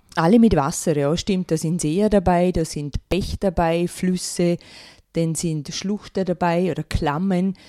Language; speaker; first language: German; native; German